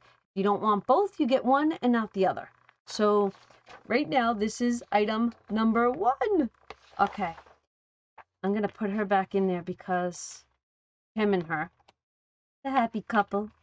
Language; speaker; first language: English; native; English